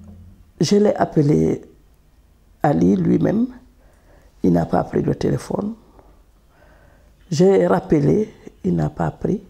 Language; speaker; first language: French; non-native, local second language; Fula